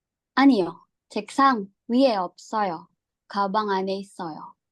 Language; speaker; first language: Korean; non-native, learner; Indonesian